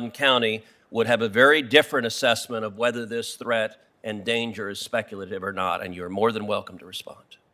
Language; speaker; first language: English; native; English